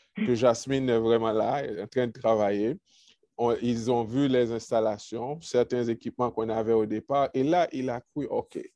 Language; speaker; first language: French; native; French